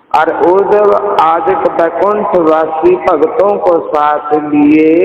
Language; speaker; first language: Hindi; non-native, local second language; Punjabi